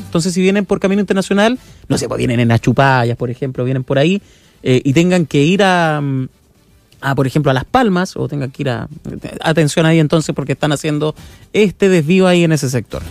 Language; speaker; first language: Spanish; native; Spanish